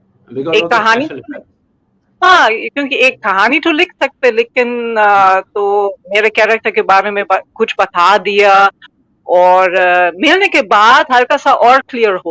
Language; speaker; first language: Hindi; non-native, fluent; German